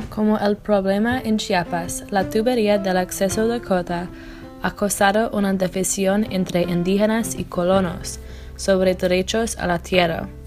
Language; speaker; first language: Spanish; non-native, learner; English